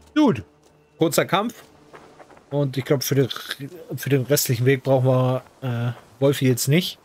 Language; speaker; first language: German; native; German